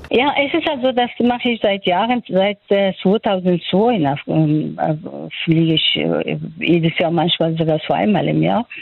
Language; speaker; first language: German; non-native, fluent; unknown